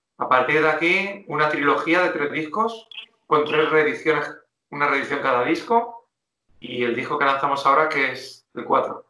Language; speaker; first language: Spanish; native; Spanish